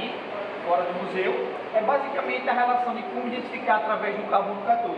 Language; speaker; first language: Portuguese; native; Portuguese